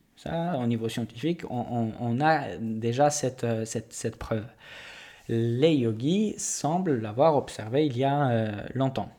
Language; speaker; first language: French; non-native, fluent; Polish